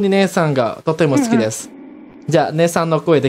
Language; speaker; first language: Japanese; non-native, learner; Indonesian